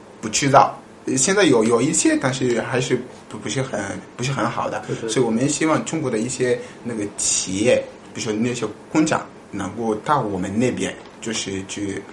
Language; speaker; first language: Chinese; non-native, fluent; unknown